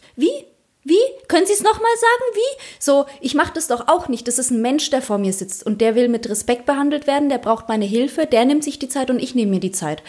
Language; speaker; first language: German; early bilingual, other home language; Polish